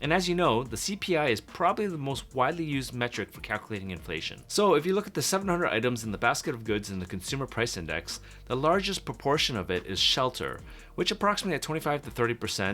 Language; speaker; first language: English; native; English